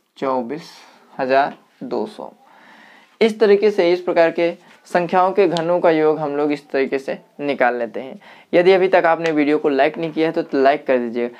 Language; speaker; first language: Hindi; native; Hindi